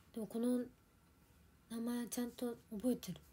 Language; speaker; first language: Japanese; native; Japanese